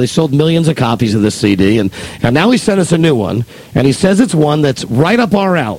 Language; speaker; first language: English; native; English